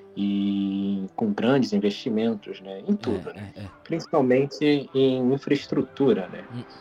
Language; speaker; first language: Portuguese; native; Portuguese